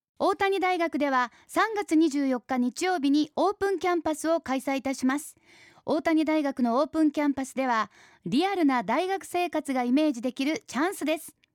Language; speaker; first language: Japanese; native; Japanese